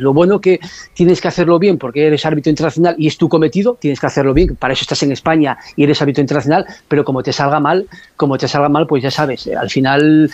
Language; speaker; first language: Spanish; native; Spanish